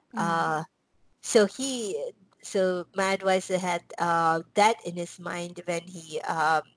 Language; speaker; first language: English; non-native, local second language; Tamil